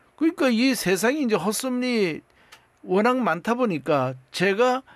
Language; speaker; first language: Korean; native; Korean